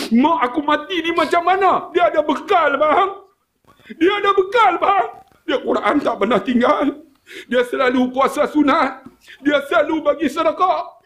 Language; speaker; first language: Malay; native; Malay